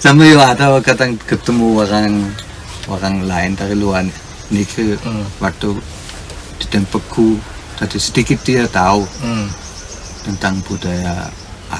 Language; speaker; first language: Indonesian; non-native, fluent; German